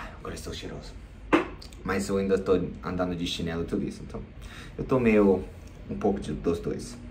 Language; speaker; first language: Portuguese; non-native, fluent; English